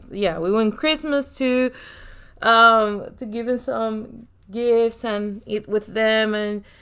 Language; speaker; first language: English; non-native, fluent; Spanish